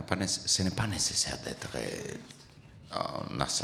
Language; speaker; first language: French; non-native, learner; Italian